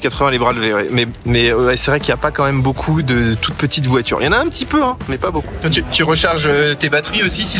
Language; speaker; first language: French; native; French